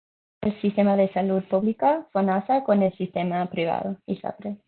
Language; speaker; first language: Spanish; non-native, learner; English